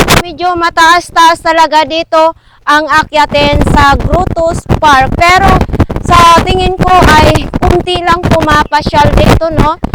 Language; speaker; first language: Filipino; non-native, local second language; Masbatenyo